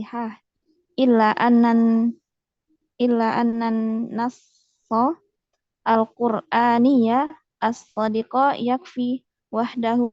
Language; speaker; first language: Arabic; non-native, learner; Indonesian